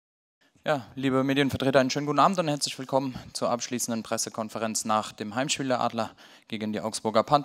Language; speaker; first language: German; native; German